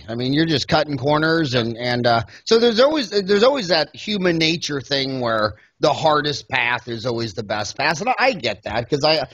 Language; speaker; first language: English; native; English